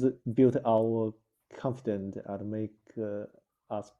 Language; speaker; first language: English; non-native, learner; Chinese